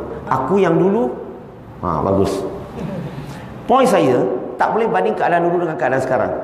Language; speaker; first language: Malay; native; Malay